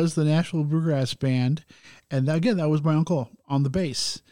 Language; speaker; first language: English; native; English